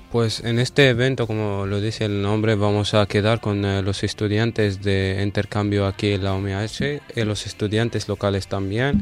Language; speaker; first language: Spanish; non-native, fluent; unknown